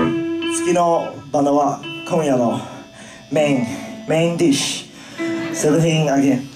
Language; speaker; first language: Japanese; non-native, learner; Chinese